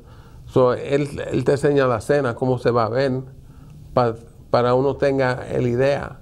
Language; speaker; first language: Spanish; early bilingual, heritage; Spanish